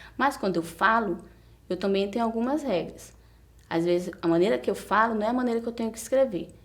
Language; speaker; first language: Portuguese; native; Portuguese